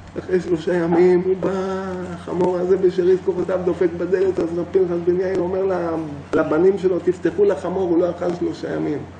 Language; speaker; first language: Hebrew; native; Hebrew